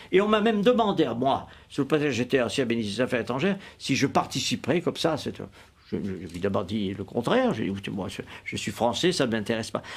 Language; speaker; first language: French; native; French